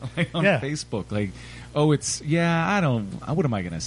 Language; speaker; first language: English; native; English